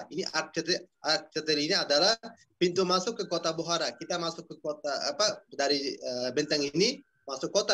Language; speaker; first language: Indonesian; non-native, fluent; Uzbek